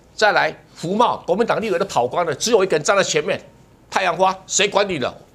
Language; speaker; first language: Chinese; native; Chinese